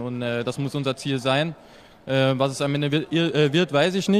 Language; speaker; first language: German; native; German